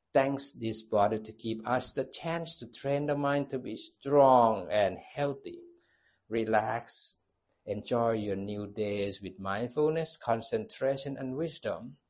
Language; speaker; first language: English; non-native, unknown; Thai